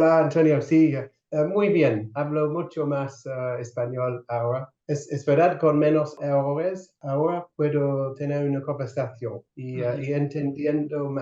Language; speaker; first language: Spanish; non-native, fluent; English